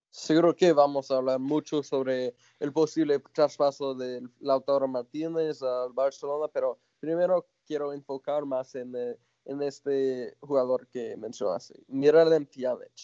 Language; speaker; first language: Spanish; non-native, fluent; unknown